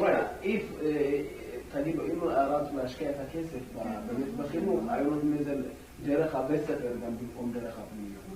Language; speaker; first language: Hebrew; non-native, fluent; Amharic